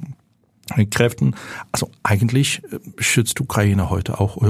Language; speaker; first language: German; non-native, fluent; Ukrainian